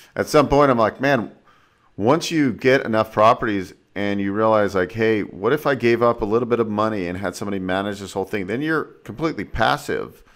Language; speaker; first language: English; native; English